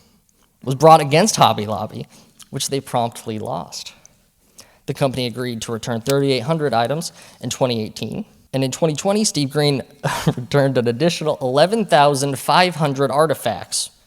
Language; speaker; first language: English; native; English